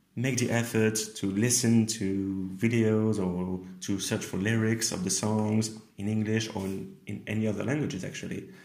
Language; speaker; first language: English; non-native, fluent; French